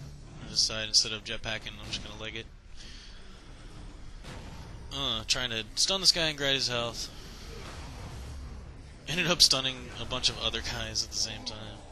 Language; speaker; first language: English; native; English